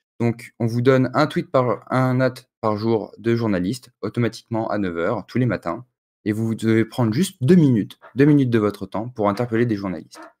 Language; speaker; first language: French; native; French